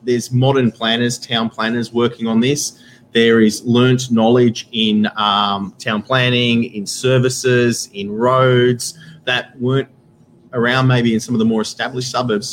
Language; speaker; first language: English; native; English